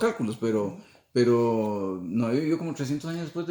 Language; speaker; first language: Spanish; native; Spanish